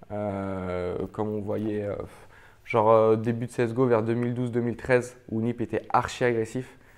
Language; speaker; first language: French; native; French